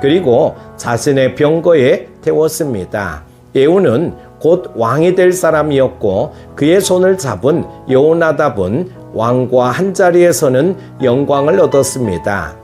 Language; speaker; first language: Korean; native; Korean